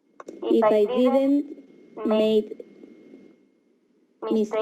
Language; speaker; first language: English; non-native, learner; Spanish